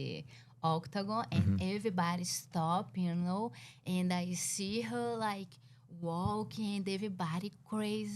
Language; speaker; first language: English; non-native, learner; Portuguese